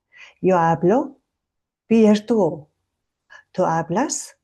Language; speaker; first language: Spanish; non-native, fluent; Mongolian